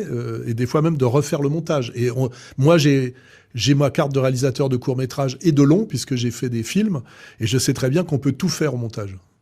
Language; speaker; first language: French; native; French